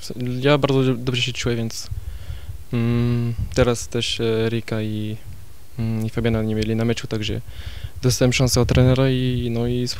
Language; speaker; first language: Polish; non-native, fluent; French